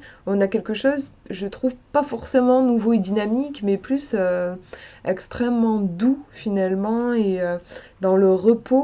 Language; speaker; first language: French; native; French